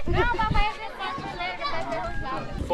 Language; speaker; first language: Portuguese; native; Portuguese